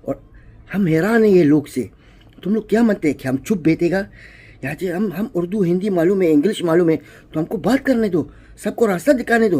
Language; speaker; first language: Hindi; non-native, learner; Arabic